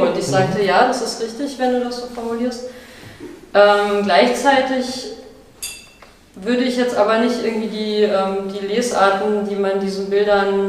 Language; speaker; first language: German; native; German